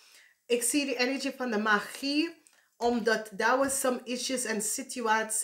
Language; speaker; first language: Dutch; non-native, learner; English